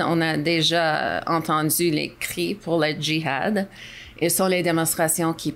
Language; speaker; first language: French; non-native, local second language; English